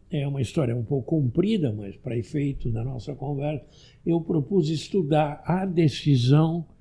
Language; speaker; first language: Portuguese; early bilingual, other home language; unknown